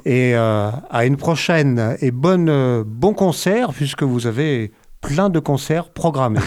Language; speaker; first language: French; native; French